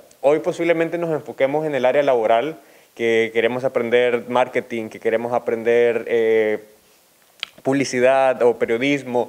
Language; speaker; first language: Spanish; native; Spanish